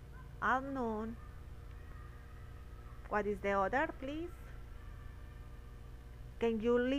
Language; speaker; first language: English; non-native, learner; Spanish